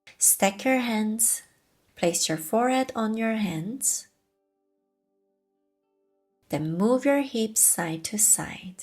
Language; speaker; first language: English; non-native, fluent; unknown